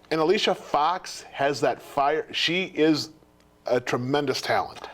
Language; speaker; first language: English; native; English